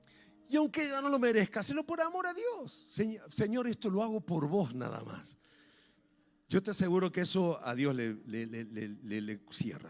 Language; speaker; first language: Spanish; native; Spanish